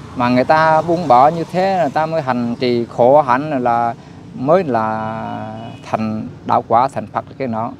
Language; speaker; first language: Vietnamese; non-native, local second language; Eastern Cham